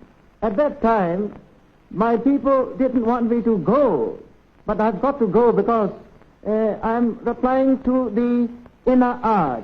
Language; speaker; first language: English; non-native, local second language; Burmese